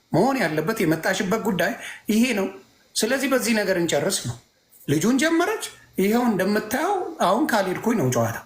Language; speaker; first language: Amharic; non-native, local second language; Tigrinya